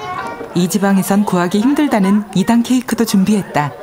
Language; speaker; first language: Korean; native; Korean